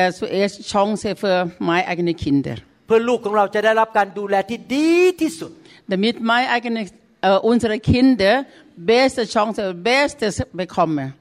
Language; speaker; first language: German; non-native, learner; Thai